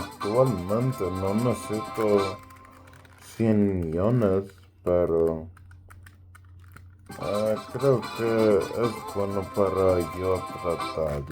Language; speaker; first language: Spanish; non-native, learner; English